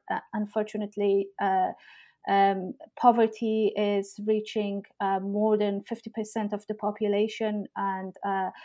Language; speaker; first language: English; non-native, fluent; Persian